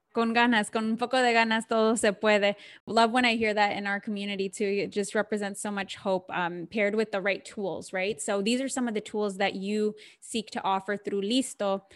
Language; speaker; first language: English; native; English